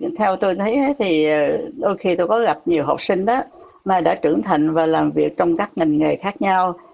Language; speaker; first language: Vietnamese; native; Vietnamese